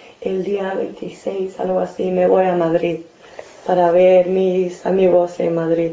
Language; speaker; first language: Spanish; non-native, fluent; English